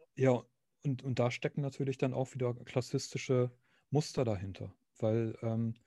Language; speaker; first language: German; native; German